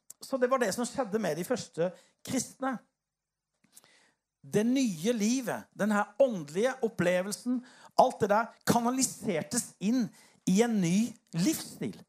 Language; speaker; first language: Norwegian; native; Norwegian